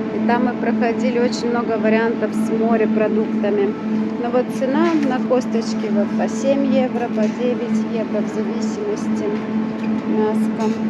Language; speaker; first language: Russian; native; Russian